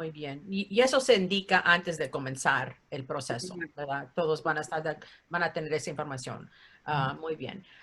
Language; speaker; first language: Spanish; early bilingual, heritage; Spanish